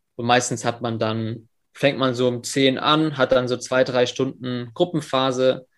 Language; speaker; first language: German; early bilingual, other home language; English